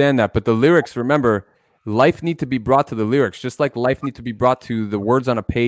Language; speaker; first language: English; native; English